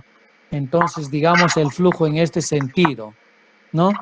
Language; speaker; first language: Spanish; native; Spanish